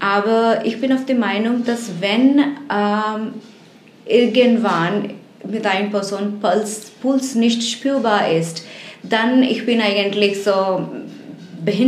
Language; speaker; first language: German; non-native, fluent; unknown